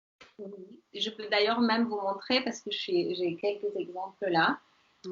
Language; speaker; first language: French; non-native, fluent; Spanish